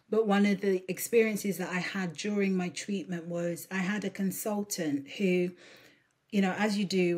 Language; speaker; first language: English; early bilingual, other home language; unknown